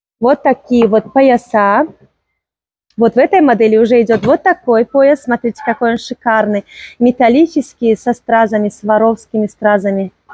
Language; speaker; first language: Russian; non-native, local second language; Tajik